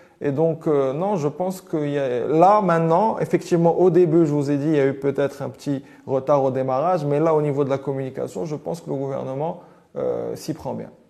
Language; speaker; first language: French; non-native, local second language; Arabic